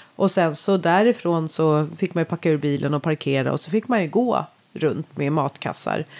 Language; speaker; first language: Swedish; native; Swedish